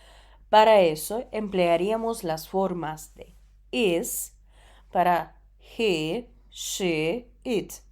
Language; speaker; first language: Spanish; non-native, fluent; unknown